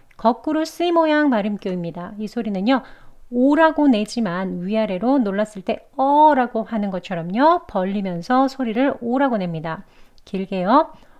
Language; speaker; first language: Korean; native; Korean